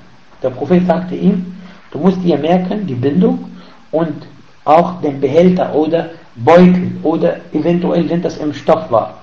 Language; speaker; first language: German; non-native, fluent; Arabic